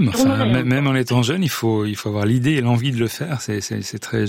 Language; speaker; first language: French; native; French